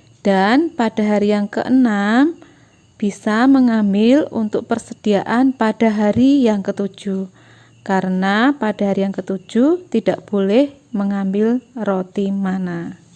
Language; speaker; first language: Indonesian; native; Indonesian